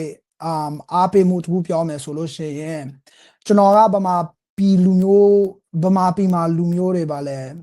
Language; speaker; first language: Burmese; early bilingual, heritage; Burmese